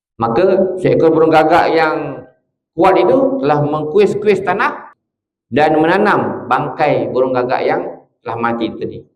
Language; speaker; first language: Malay; native; Malay